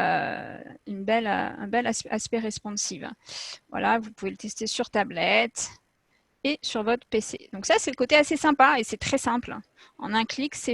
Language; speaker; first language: French; native; French